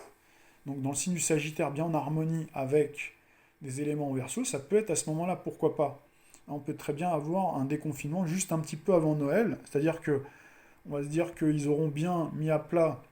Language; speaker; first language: French; native; French